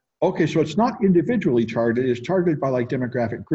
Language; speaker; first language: English; native; English